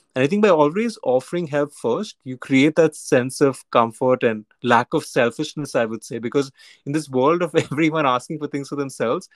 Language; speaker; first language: English; non-native, local second language; Hindi